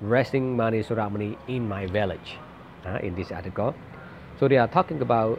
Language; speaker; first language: English; non-native, fluent; Khmer